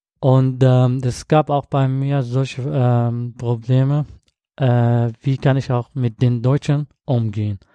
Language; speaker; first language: German; non-native, learner; Arabic